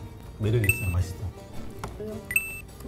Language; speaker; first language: Korean; native; Korean